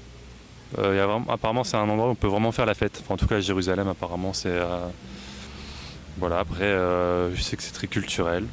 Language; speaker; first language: French; native; French